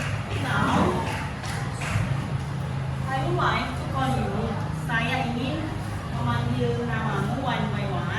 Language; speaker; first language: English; non-native, learner; Indonesian